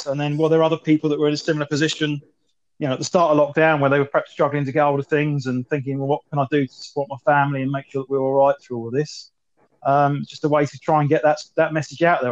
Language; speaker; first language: English; native; English